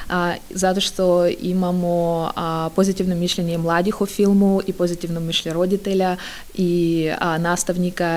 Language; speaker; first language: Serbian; non-native, fluent; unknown